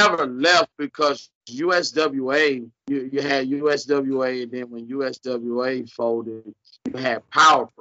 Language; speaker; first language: English; native; English